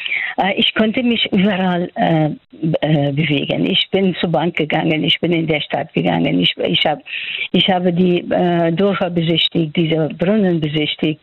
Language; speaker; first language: German; non-native, fluent; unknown